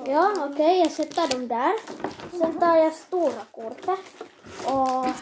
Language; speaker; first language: Swedish; early bilingual, other home language; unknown